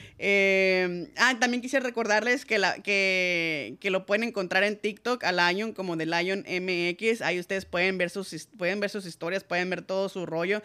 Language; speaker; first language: Spanish; native; Spanish